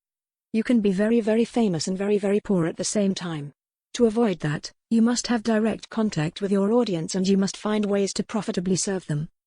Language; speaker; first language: English; native; English